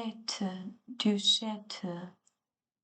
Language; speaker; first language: French; non-native, learner; Chinese